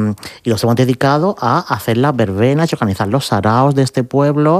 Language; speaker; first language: Spanish; native; Spanish